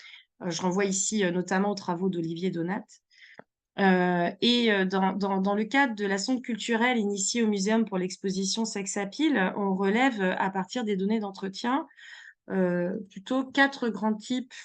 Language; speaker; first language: French; native; French